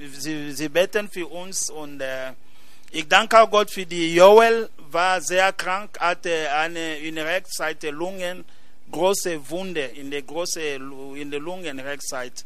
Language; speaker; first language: German; non-native, learner; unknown